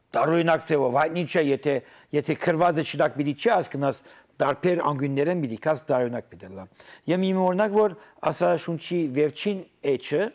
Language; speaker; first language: Armenian; native; Armenian